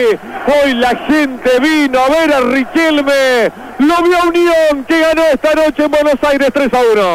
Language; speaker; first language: Spanish; native; Spanish